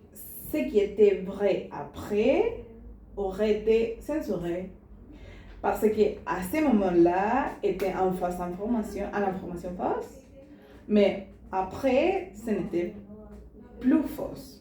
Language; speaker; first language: French; non-native, learner; Spanish